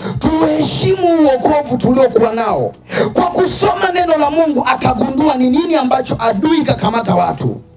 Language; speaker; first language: Swahili; native; Swahili